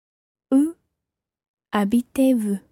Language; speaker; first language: French; non-native, learner; English